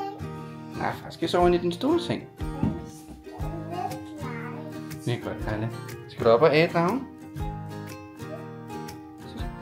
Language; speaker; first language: Danish; native; Danish